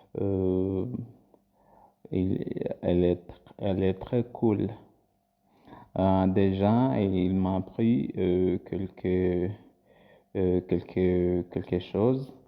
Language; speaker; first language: French; non-native, learner; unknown